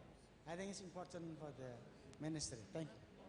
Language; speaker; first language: English; non-native, learner; Indonesian